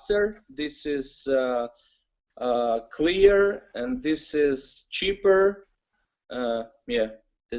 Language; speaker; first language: English; non-native, learner; Ukrainian